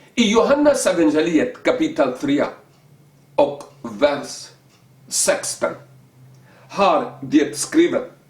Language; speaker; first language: Swedish; non-native, learner; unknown